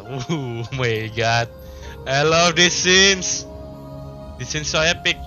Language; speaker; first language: English; non-native, learner; Indonesian